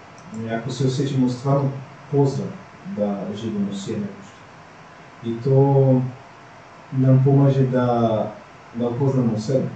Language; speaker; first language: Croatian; non-native, fluent; Portuguese